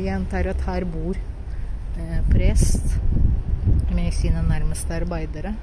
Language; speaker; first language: Norwegian; non-native, fluent; Russian